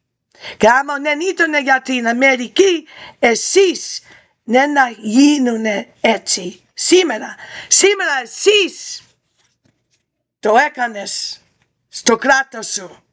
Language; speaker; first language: Greek; early bilingual, heritage; English